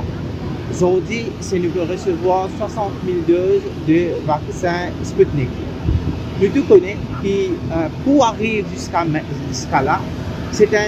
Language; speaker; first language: French; non-native, local second language; Morisyen